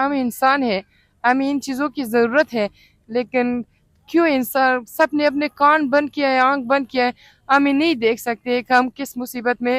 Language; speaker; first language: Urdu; non-native, fluent; Persian